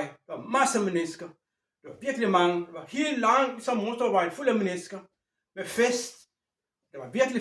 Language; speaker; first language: Danish; non-native, fluent; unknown